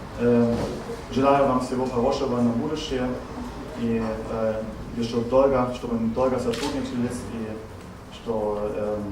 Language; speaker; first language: Russian; non-native, learner; German